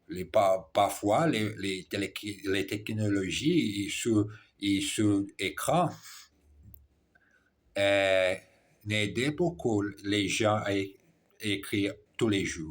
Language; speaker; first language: French; non-native, learner; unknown